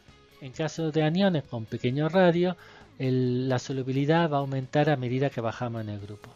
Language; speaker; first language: Spanish; native; Spanish